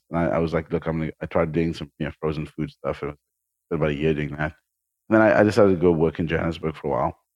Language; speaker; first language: English; native; English